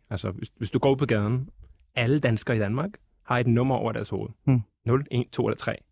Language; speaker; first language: Danish; native; Danish